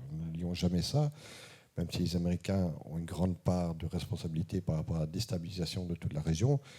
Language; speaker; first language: French; early bilingual, heritage; French